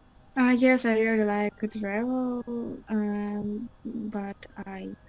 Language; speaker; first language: English; non-native, learner; Russian